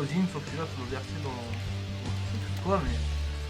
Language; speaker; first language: French; native; French